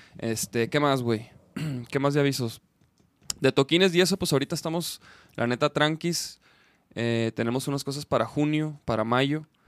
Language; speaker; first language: Spanish; native; Spanish